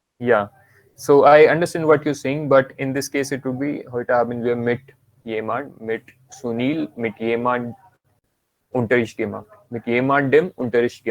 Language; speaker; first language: German; non-native, learner; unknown